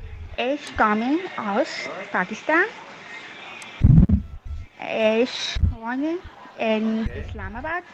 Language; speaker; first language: German; non-native, learner; Urdu